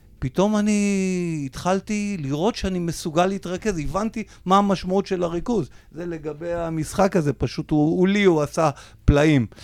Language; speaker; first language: Hebrew; native; Hebrew